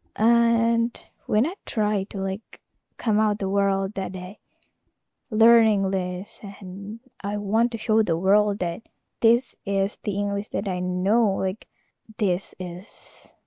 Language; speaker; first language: English; non-native, fluent; Indonesian